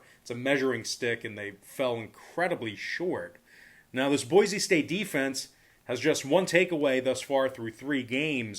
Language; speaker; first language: English; native; English